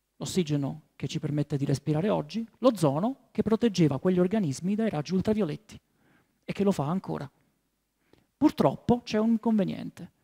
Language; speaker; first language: Italian; native; Italian